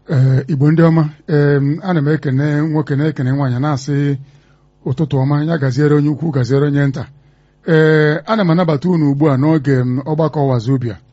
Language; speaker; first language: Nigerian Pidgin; non-native, local second language; Igbo